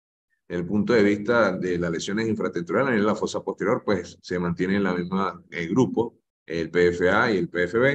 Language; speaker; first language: Spanish; native; Spanish